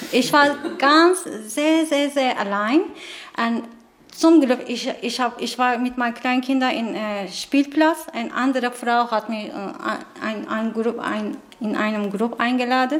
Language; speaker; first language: German; non-native, learner; Turkish